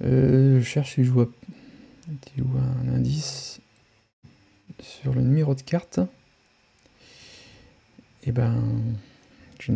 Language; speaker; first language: French; native; French